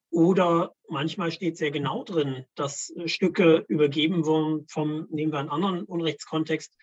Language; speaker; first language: German; native; German